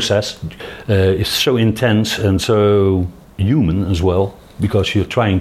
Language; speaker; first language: English; non-native, fluent; Dutch